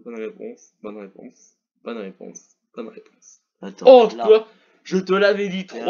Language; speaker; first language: French; native; French